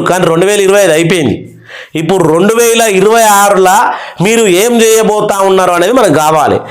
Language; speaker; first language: Telugu; native; Telugu